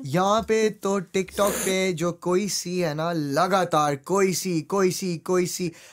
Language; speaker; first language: Hindi; early bilingual, heritage; Urdu